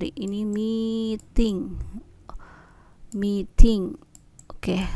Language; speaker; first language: Indonesian; native; Indonesian